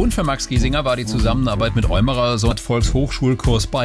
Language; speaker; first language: German; native; German